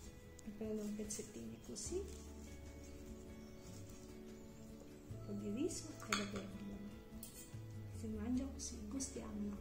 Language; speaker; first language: Italian; non-native, learner; Filipino